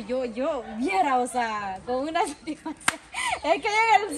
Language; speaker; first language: Spanish; native; Spanish